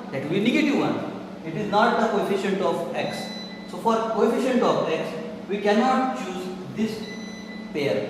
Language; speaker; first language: English; non-native, local second language; Marathi